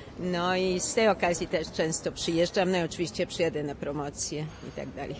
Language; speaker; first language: Polish; native; Polish